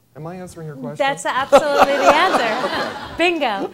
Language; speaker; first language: English; native; English